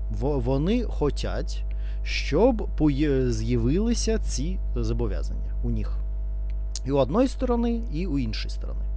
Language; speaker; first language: Ukrainian; non-native, learner; Russian